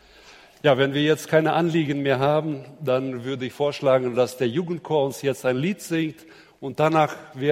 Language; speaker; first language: German; native; German